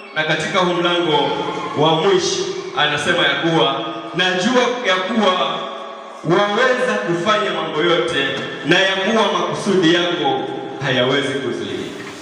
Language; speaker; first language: Swahili; non-native, local second language; Kamba